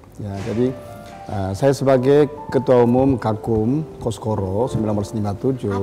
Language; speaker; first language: Indonesian; non-native, fluent; Korean